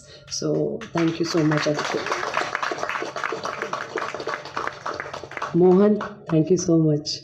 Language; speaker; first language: Tamil; non-native, fluent; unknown